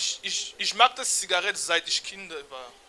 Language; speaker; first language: German; non-native, learner; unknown